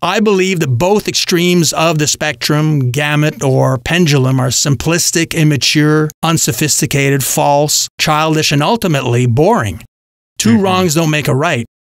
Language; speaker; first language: English; native; English